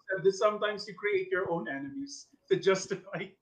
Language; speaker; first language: English; non-native, local second language; Filipino